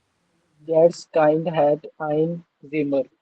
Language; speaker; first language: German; non-native, learner; Hindi